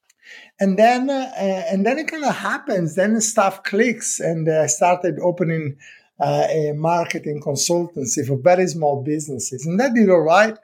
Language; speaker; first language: English; non-native, fluent; Italian